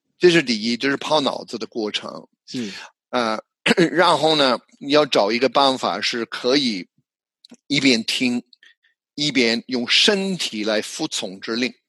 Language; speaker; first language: Chinese; non-native, fluent; English